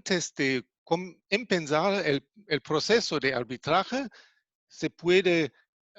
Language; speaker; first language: Spanish; non-native, fluent; German